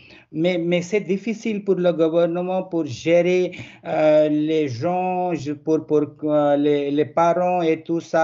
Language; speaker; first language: French; non-native, learner; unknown